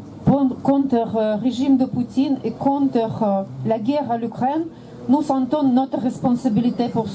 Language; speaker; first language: French; non-native, fluent; Russian